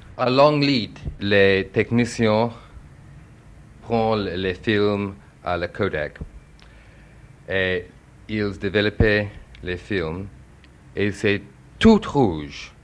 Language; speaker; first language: French; non-native, learner; English